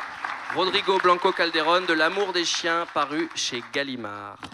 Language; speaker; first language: French; native; French